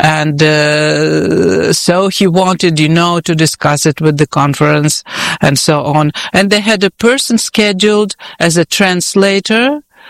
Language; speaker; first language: English; non-native, fluent; Russian